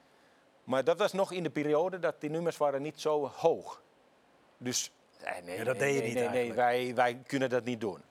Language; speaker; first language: Dutch; non-native, fluent; Finnish